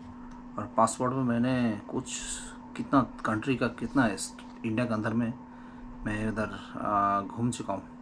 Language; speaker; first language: Hindi; non-native, local second language; Bangla